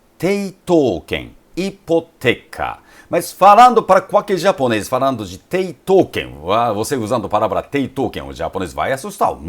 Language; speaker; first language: Portuguese; non-native, fluent; Japanese